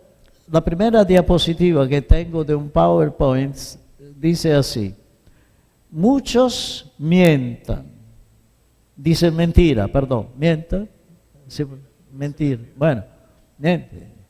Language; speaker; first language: Spanish; non-native, fluent; Italian